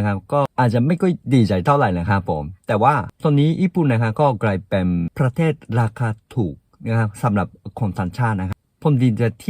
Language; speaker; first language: Thai; non-native, fluent; Japanese